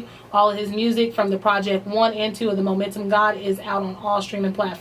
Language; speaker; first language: English; native; English